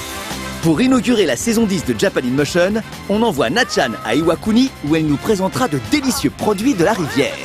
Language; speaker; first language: French; native; French